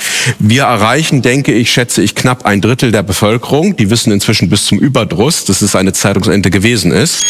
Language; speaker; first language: German; native; German